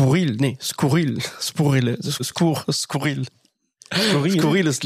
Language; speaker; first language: German; non-native, fluent; French